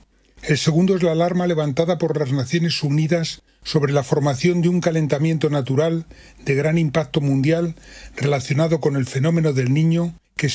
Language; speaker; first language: Spanish; native; Spanish